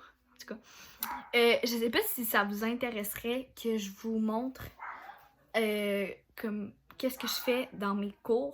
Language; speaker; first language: French; native; French